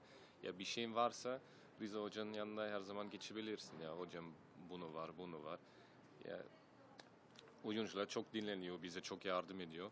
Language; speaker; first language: Turkish; early bilingual, heritage; German